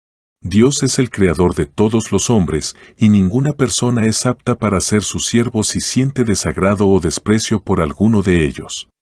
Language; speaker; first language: Spanish; native; Spanish